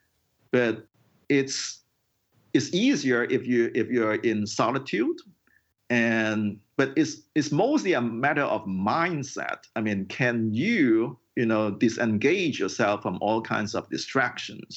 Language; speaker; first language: English; non-native, local second language; Cantonese